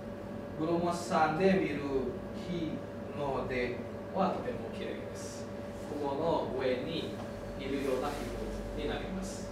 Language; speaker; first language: Japanese; non-native, learner; Indonesian